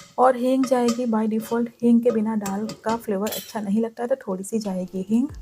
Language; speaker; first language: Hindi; non-native, local second language; Gujarati